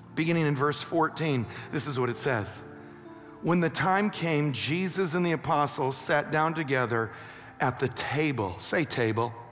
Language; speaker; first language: English; native; English